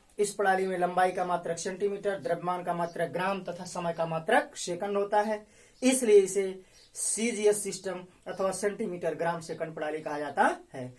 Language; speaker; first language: Hindi; native; Hindi